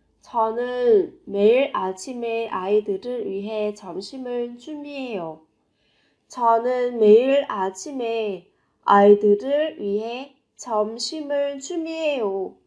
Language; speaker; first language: Korean; non-native, fluent; Vietnamese